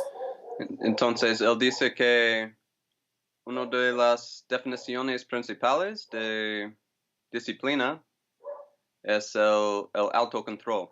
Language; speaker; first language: Spanish; non-native, fluent; English